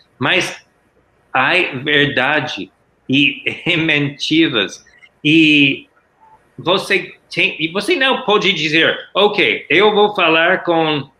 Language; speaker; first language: Portuguese; non-native, learner; English